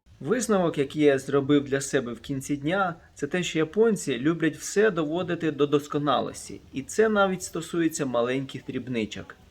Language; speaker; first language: Ukrainian; native; Ukrainian